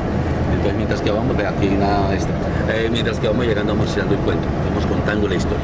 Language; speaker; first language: Spanish; native; Spanish